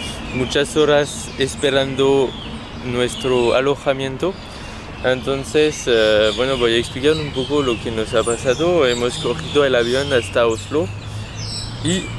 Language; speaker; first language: Spanish; non-native, fluent; French